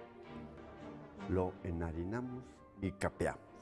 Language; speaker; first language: Spanish; native; Spanish